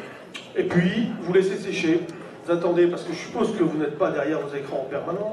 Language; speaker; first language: French; native; French